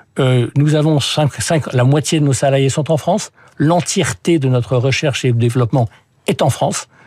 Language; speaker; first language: French; early bilingual, other home language; English